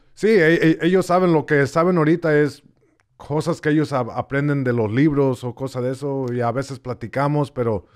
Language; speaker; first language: Spanish; early bilingual, heritage; Spanish